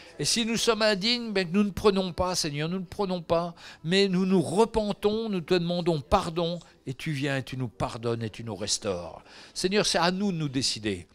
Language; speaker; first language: French; native; French